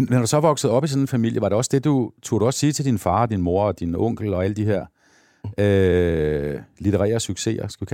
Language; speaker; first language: Danish; native; Danish